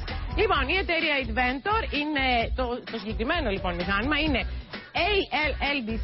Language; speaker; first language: Greek; native; Greek